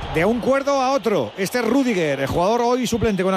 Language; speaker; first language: Spanish; native; Spanish